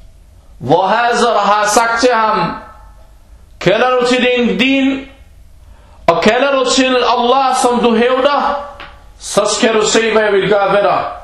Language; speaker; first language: Danish; early bilingual, other home language; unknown